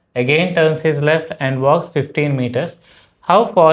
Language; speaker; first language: English; non-native, local second language; Kannada